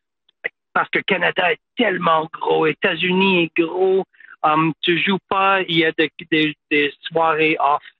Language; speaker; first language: French; non-native, fluent; English